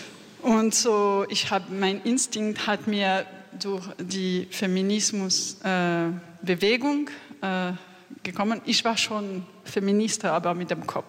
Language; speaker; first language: German; non-native, fluent; French